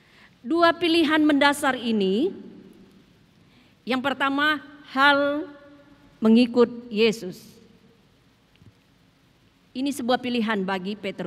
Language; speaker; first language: Indonesian; native; Indonesian